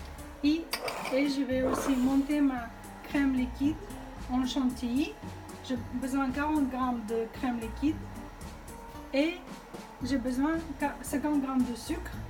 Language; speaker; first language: French; non-native, fluent; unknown